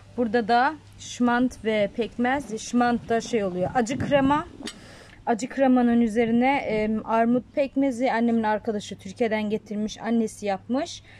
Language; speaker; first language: Turkish; early bilingual, heritage; Turkish